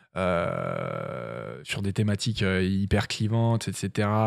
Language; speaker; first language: French; native; French